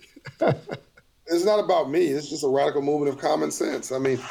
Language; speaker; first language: English; native; English